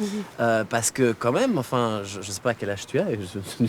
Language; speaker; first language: French; native; French